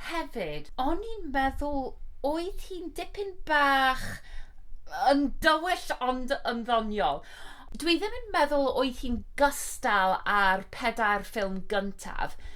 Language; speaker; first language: Welsh; non-native, fluent; English